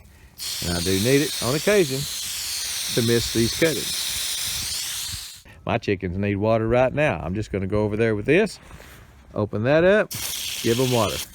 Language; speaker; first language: English; native; English